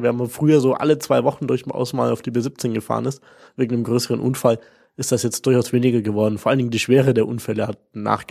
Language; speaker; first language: German; native; German